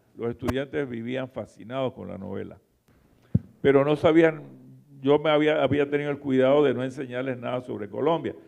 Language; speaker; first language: Spanish; native; Spanish